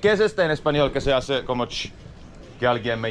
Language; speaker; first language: Spanish; non-native, learner; Finnish